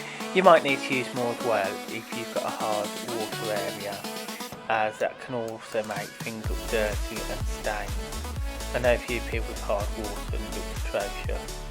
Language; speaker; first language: English; native; English